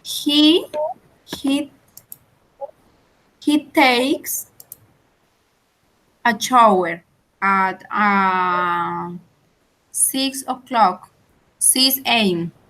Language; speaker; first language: English; non-native, learner; Spanish